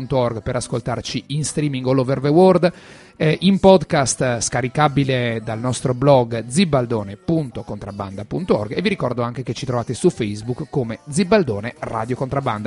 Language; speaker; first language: Italian; native; Italian